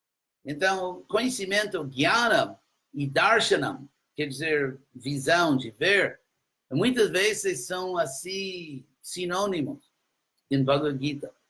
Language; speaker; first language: Portuguese; non-native, fluent; English